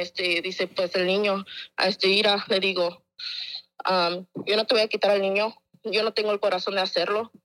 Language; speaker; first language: Spanish; early bilingual, heritage; Spanish